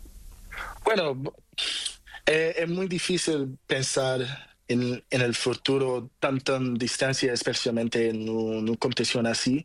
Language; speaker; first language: Spanish; non-native, fluent; Portuguese